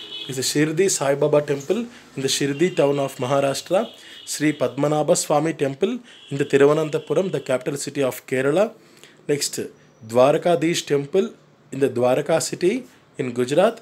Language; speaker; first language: English; non-native, local second language; Telugu